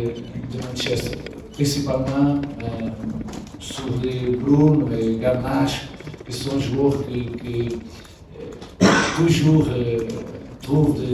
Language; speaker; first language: French; non-native, learner; Portuguese